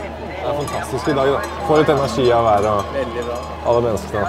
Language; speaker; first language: Norwegian; native; Norwegian